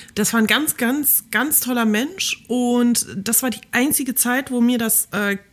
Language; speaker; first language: German; early bilingual, other home language; Polish